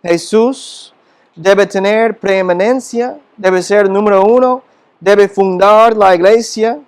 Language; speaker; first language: Spanish; non-native, fluent; English